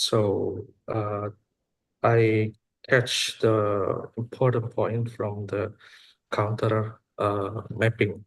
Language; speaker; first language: English; non-native, fluent; Indonesian